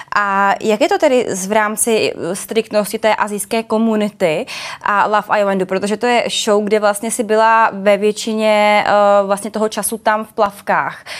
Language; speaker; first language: Czech; native; Czech